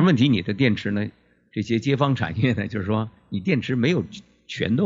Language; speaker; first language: Chinese; native; Chinese